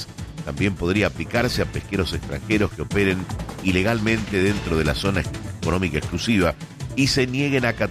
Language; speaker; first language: Spanish; native; Spanish